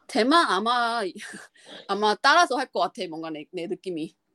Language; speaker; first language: Korean; non-native, fluent; Chinese